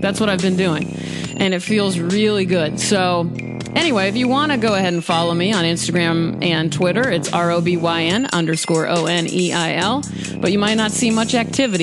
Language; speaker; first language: English; native; English